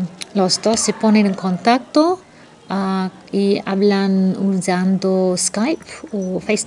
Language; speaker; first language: Spanish; non-native, fluent; English